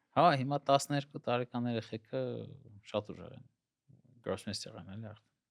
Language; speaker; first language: Armenian; non-native, local second language; Russian